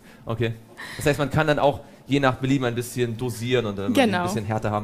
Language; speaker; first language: German; native; German